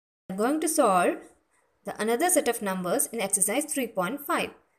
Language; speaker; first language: English; non-native, local second language; Malayalam